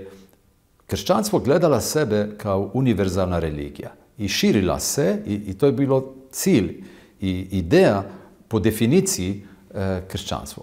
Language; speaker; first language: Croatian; non-native, fluent; Hebrew